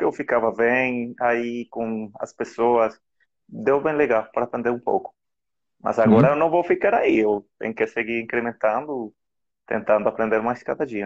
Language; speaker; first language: Portuguese; non-native, fluent; Spanish